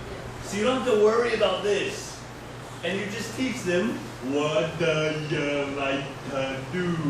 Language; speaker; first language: English; non-native, fluent; Chinese